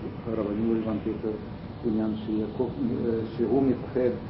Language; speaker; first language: Hebrew; non-native, fluent; Russian